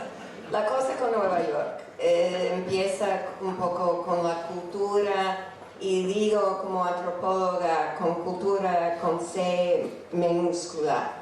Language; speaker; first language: Spanish; non-native, fluent; English